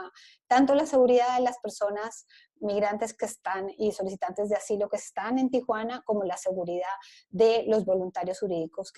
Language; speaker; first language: Spanish; native; Spanish